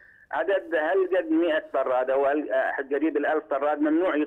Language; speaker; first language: Arabic; native; Arabic